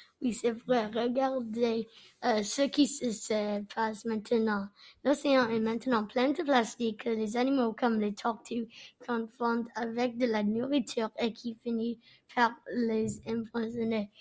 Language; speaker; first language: French; non-native, learner; English